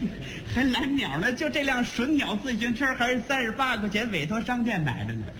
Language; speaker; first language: Chinese; native; Chinese